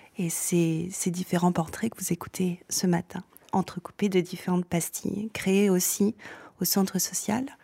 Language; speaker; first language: French; native; French